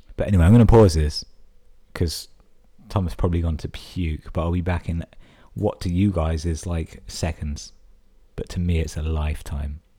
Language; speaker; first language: English; native; English